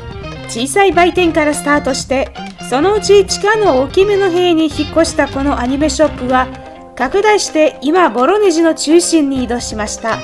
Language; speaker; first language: Japanese; non-native, fluent; Russian